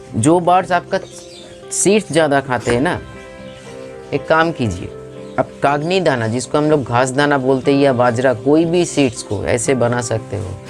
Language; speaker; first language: Hindi; non-native, local second language; Bangla